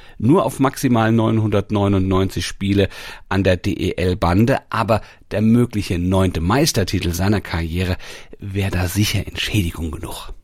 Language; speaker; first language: German; native; German